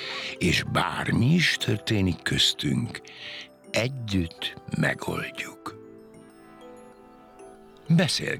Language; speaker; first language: Hungarian; native; Hungarian